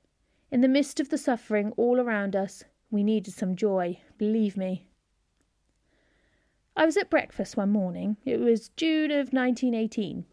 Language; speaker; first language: English; native; English